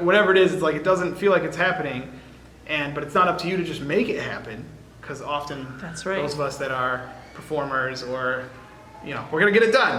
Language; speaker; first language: English; native; English